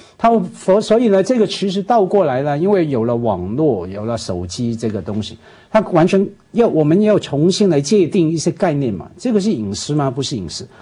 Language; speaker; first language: Chinese; non-native, local second language; Cantonese